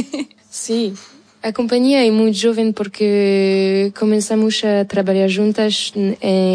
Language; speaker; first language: Portuguese; non-native, learner; French